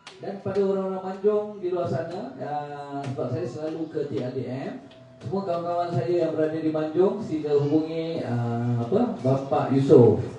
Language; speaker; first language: Malay; native; Malay